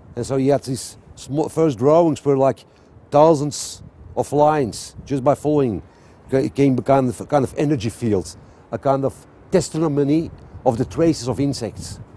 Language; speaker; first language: English; non-native, fluent; Dutch